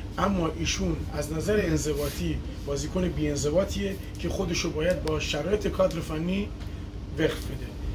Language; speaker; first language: Persian; non-native, local second language; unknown